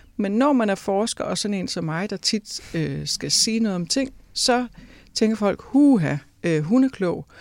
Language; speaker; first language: Danish; native; Danish